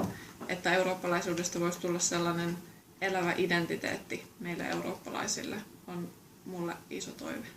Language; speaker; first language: Finnish; native; Finnish